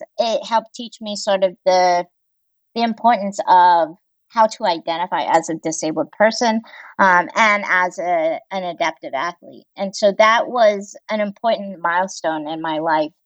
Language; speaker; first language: English; native; English